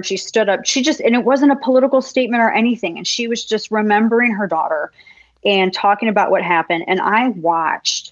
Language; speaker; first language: English; native; English